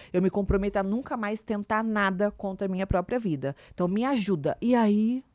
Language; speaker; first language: Portuguese; native; Portuguese